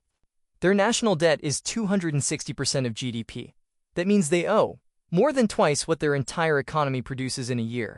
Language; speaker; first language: English; native; English